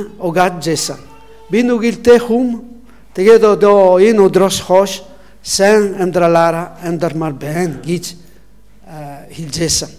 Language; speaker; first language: Mongolian; non-native, learner; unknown